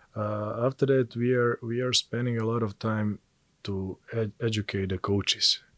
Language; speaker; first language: English; non-native, fluent; Serbian